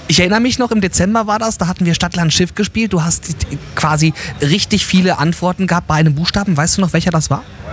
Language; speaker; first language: German; native; German